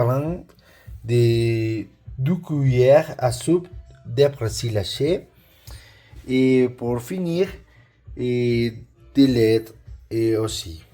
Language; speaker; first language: French; non-native, learner; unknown